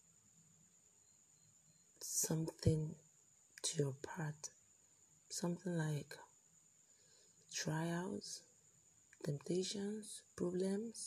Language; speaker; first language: English; non-native, local second language; Igbo